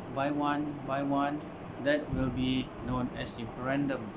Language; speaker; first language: English; non-native, local second language; Malay